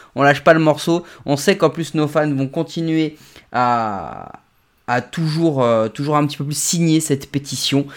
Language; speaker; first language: French; native; French